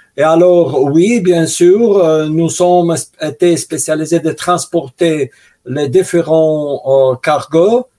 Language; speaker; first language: French; non-native, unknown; Russian